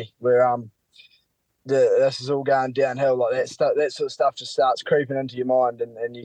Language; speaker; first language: English; native; English